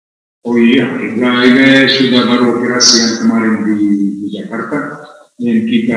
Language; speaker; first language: Indonesian; non-native, fluent; Serbian